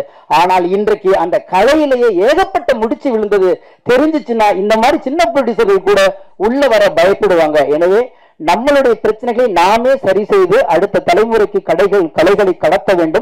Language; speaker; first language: Tamil; native; Tamil